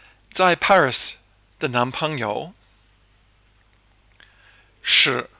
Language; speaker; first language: Chinese; non-native, fluent; English